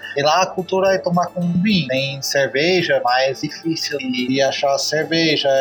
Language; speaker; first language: Portuguese; non-native, fluent; English